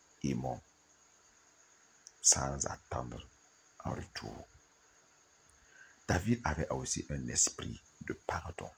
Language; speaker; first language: French; non-native, local second language; Mossi